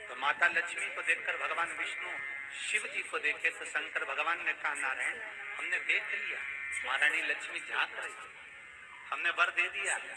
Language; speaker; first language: Hindi; native; Hindi